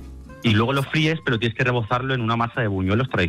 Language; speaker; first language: Spanish; native; Spanish